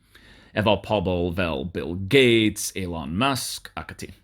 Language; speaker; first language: Welsh; non-native, learner; English